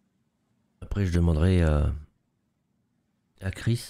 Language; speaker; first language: French; native; French